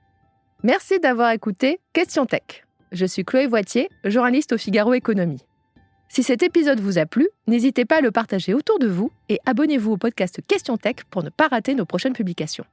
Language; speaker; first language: French; native; French